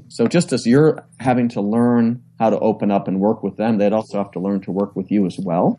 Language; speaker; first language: English; native; English